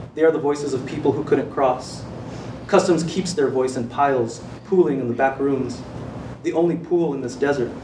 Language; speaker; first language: English; native; English